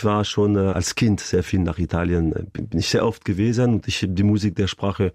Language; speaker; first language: German; non-native, fluent; French